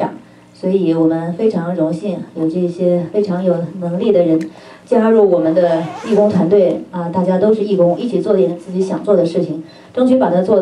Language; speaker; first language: Chinese; native; Chinese